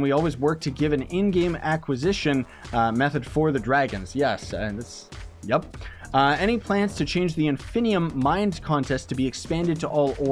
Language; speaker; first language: English; native; English